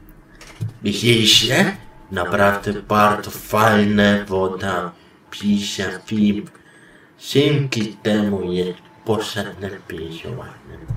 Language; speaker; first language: Polish; non-native, learner; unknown